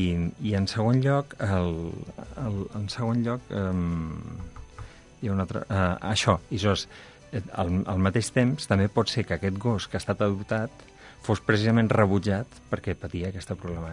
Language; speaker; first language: Catalan; native; Catalan